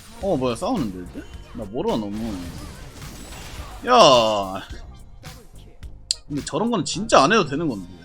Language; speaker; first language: Korean; native; Korean